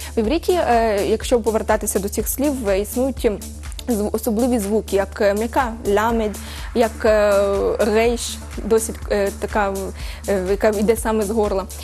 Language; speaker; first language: Ukrainian; early bilingual, heritage; Ukrainian